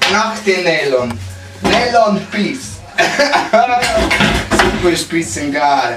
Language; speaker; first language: German; non-native, learner; Hungarian